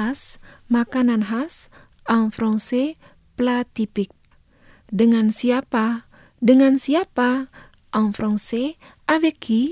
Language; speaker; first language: French; non-native, fluent; Indonesian